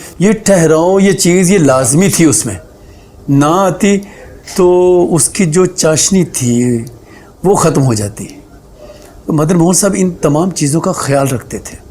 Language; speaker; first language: Urdu; native; Urdu